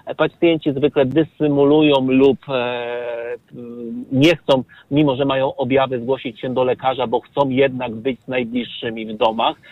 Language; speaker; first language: Polish; native; Polish